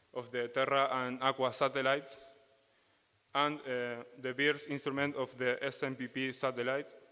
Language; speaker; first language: English; non-native, fluent; Spanish